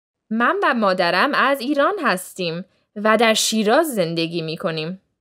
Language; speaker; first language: Persian; early bilingual, heritage; Persian